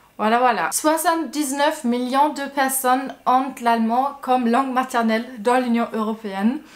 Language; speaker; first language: French; non-native, fluent; German